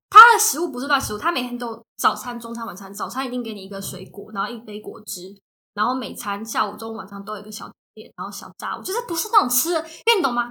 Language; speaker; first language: Chinese; native; Chinese